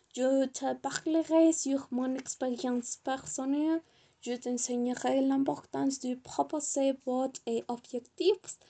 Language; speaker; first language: French; non-native, learner; Spanish